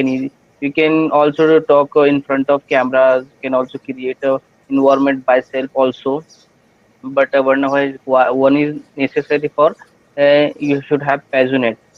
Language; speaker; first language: English; non-native, learner; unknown